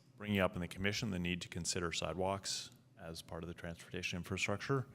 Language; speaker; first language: English; native; English